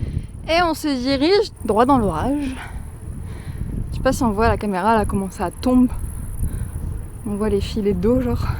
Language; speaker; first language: French; native; French